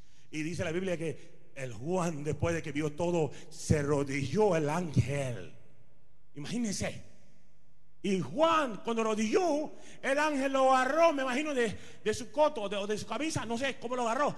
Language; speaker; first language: Spanish; non-native, fluent; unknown